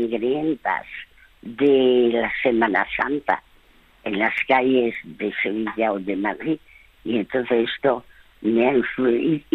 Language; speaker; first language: Spanish; early bilingual, other home language; French